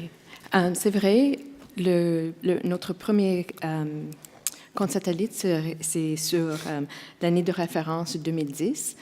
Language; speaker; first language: French; non-native, local second language; English